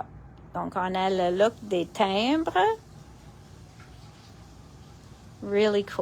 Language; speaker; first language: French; non-native, local second language; English